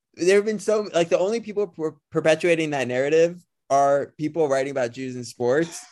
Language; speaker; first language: English; native; English